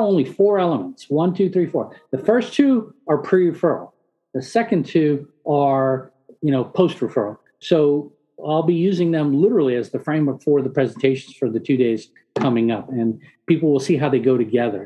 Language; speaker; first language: English; early bilingual, other home language; Spanish